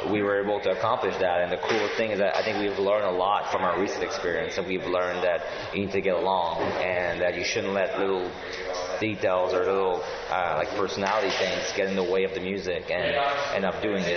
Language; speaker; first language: English; native; English